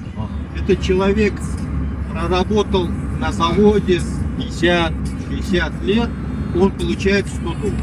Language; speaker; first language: Russian; non-native, local second language; Uzbek